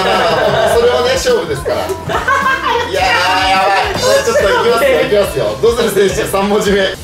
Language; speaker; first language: Japanese; native; Japanese